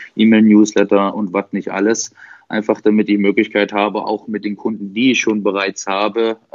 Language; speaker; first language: German; native; German